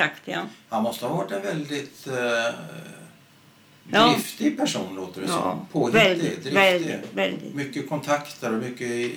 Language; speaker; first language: Swedish; native; Swedish